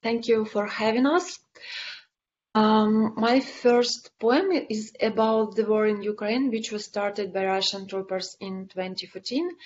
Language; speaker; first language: English; non-native, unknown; Ukrainian